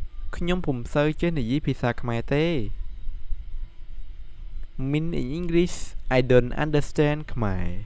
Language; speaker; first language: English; non-native, learner; Khmer